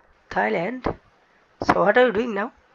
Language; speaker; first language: English; non-native, learner; Bangla